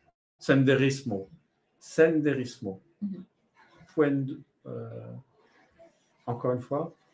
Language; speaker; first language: Spanish; non-native, learner; French